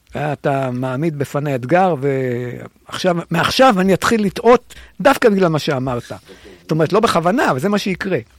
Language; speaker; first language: Hebrew; native; Hebrew